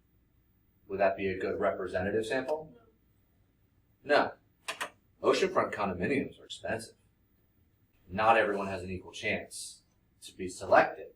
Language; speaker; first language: English; native; English